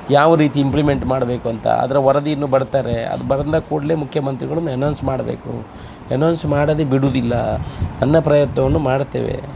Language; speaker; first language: Kannada; non-native, local second language; Tulu